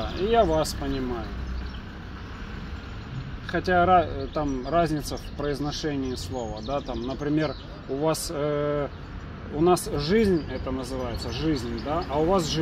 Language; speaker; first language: Russian; native; Russian